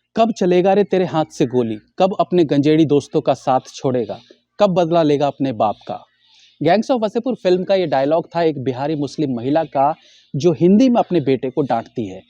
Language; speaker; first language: Hindi; native; Hindi